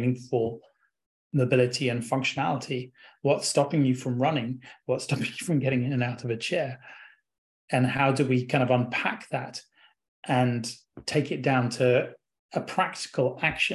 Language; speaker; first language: English; native; English